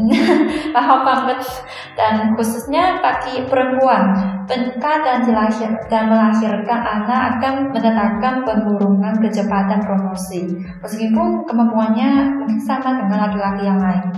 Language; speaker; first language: Indonesian; non-native, fluent; Chinese